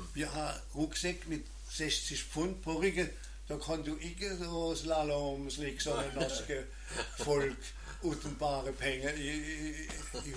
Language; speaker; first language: Danish; non-native, learner; German